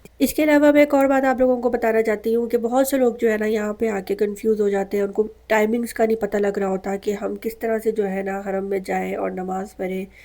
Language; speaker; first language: Urdu; native; Urdu